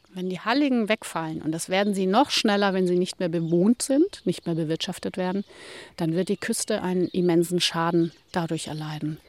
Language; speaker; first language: German; native; German